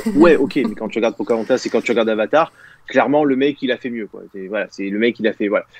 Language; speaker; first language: French; native; French